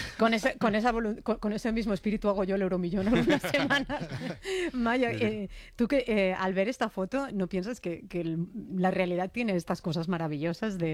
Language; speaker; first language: Spanish; native; Spanish